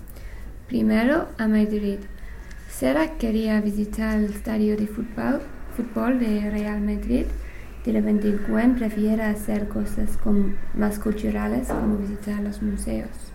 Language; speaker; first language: Spanish; non-native, learner; English